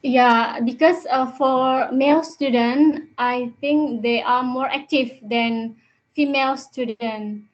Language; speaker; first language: English; non-native, learner; Indonesian